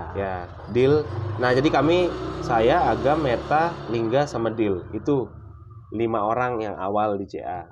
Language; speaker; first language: Indonesian; non-native, local second language; Sasak